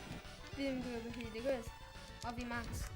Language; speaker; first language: Welsh; non-native, local second language; English